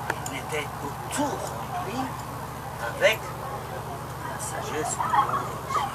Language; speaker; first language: French; non-native, local second language; Luxembourgish